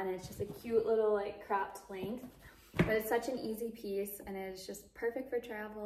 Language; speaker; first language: English; native; English